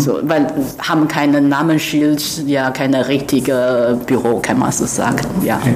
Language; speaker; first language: German; non-native, fluent; Chinese